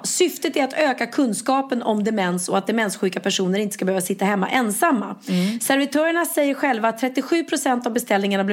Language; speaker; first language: Swedish; native; Swedish